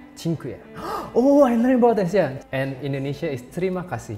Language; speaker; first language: English; non-native, fluent; Indonesian